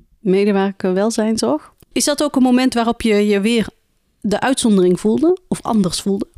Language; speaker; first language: Dutch; early bilingual, other home language; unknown